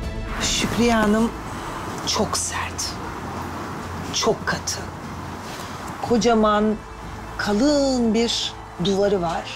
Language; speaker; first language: Turkish; native; Turkish